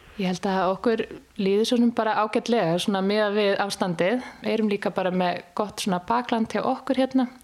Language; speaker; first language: Icelandic; native; Icelandic